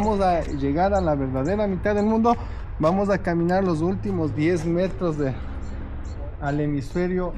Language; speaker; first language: Spanish; native; Spanish